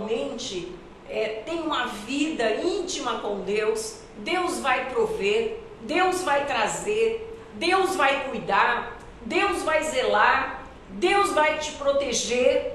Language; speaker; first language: Portuguese; native; Portuguese